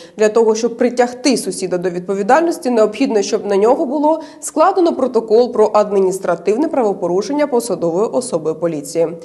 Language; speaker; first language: Ukrainian; native; Ukrainian